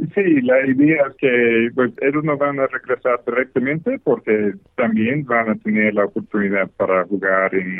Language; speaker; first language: Spanish; non-native, fluent; English